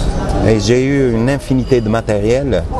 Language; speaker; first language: French; non-native, local second language; Arabic